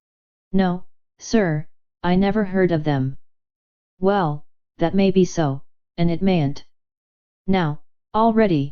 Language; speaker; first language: English; native; English